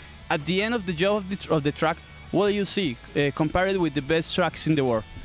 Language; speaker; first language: English; non-native, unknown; Spanish